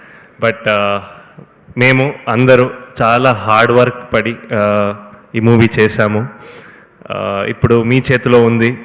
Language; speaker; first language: Telugu; non-native, learner; Kannada